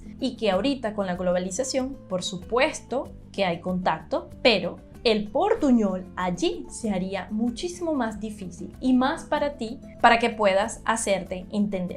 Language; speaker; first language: Spanish; non-native, fluent; Portuguese